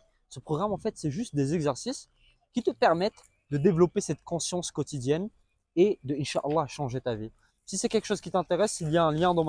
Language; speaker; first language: French; native; French